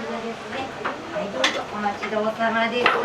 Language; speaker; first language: Japanese; native; Japanese